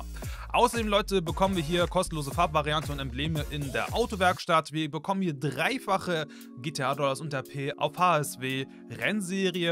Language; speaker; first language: German; native; German